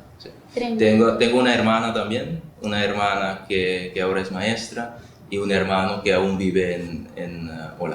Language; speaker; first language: Spanish; non-native, local second language; Papiamento